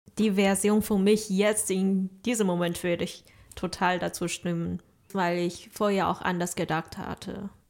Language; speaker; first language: German; non-native, fluent; Chinese